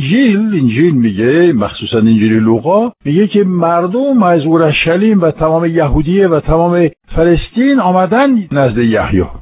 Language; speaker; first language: Persian; non-native, fluent; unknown